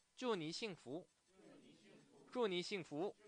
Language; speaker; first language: Chinese; non-native, fluent; Korean